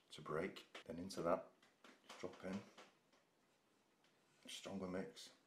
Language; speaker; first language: English; native; English